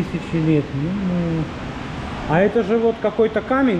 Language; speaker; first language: Russian; native; Russian